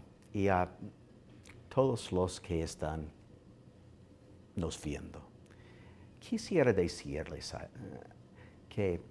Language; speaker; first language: Spanish; non-native, learner; English